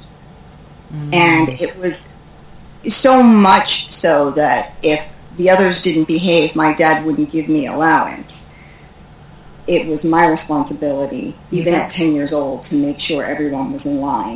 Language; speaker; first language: English; native; English